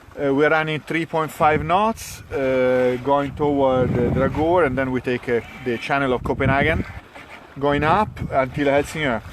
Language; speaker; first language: English; non-native, fluent; Italian